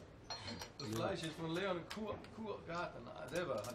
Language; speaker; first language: German; native; German